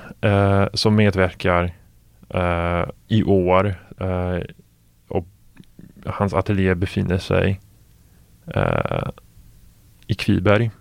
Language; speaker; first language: Swedish; non-native, fluent; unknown